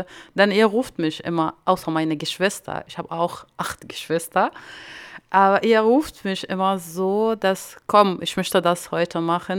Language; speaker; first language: German; non-native, learner; Arabic